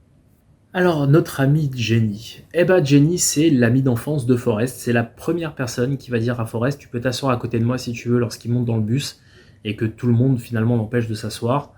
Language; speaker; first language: French; native; French